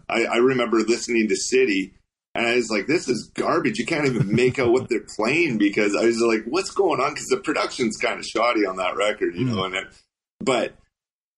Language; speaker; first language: English; native; English